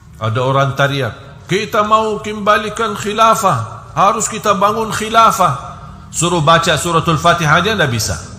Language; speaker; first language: Indonesian; non-native, fluent; Arabic